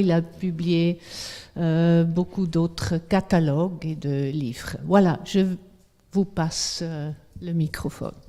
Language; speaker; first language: French; non-native, fluent; Swiss German